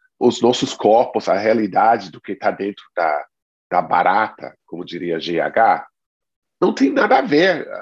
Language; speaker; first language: Portuguese; non-native, fluent; English